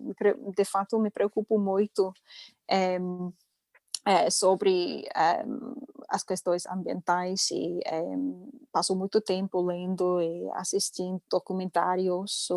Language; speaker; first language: Portuguese; non-native, fluent; English